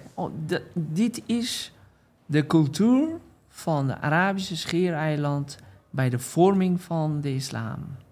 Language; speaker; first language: Dutch; non-native, fluent; Persian